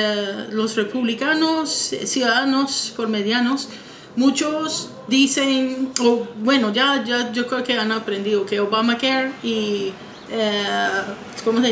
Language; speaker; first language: Spanish; non-native, fluent; English